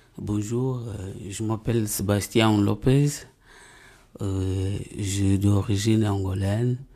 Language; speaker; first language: French; non-native, learner; Portuguese